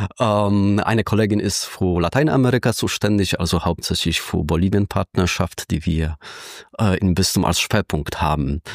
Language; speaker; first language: German; non-native, fluent; Polish